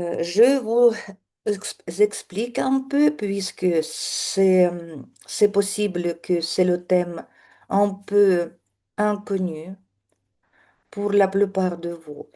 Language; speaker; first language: French; non-native, fluent; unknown